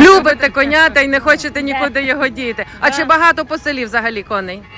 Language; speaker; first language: Ukrainian; native; Ukrainian